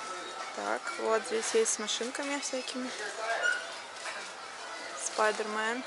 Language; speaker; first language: Russian; native; Russian